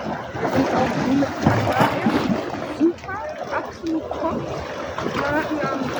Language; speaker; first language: German; native; German